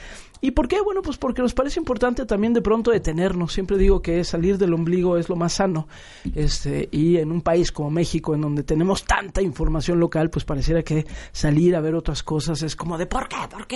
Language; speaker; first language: Spanish; native; Spanish